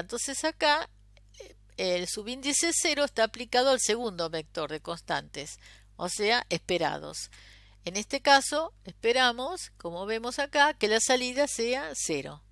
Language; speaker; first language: Spanish; native; Spanish